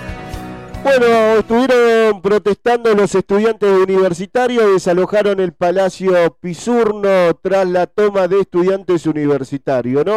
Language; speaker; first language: Spanish; native; Spanish